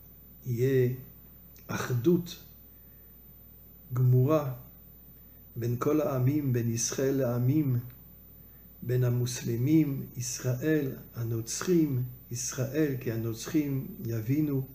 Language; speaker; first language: Hebrew; non-native, fluent; French